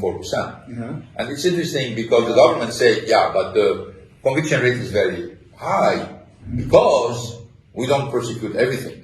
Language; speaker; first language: English; non-native, fluent; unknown